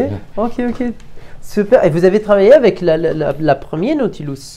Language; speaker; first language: French; non-native, learner; Italian